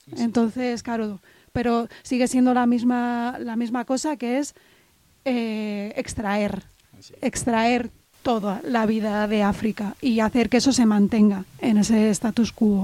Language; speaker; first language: Spanish; native; Spanish